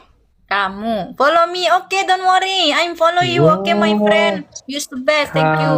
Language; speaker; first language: English; non-native, learner; Indonesian